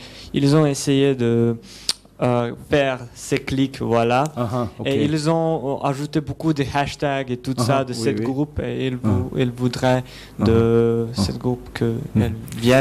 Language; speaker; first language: French; non-native, learner; Serbian